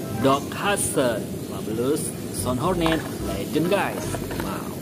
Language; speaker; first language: English; non-native, learner; Indonesian